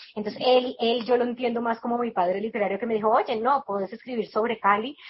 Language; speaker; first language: Spanish; native; Spanish